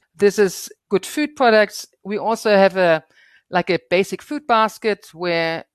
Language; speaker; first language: English; non-native, fluent; German